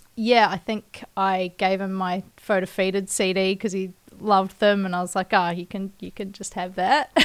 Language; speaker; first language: English; native; English